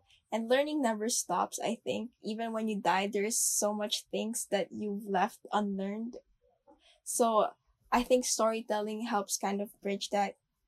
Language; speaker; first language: English; non-native, local second language; Filipino